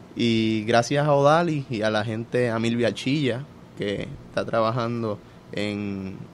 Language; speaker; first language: Spanish; native; Spanish